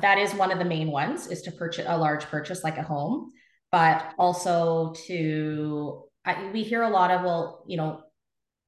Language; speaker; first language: English; native; English